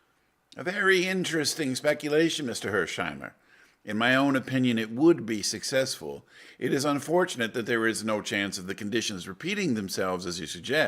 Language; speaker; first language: English; native; English